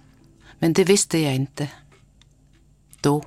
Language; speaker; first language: Swedish; non-native, fluent; Kalaallisut